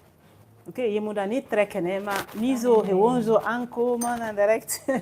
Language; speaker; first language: Dutch; non-native, learner; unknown